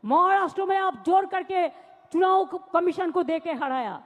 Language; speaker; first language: Hindi; non-native, local second language; Bangla